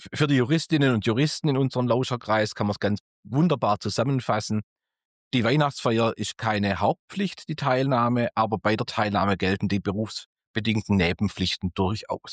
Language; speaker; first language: German; native; German